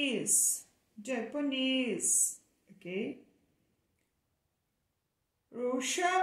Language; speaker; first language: English; non-native, fluent; Portuguese